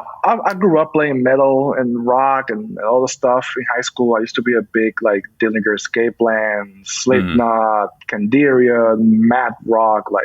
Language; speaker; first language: English; non-native, fluent; Spanish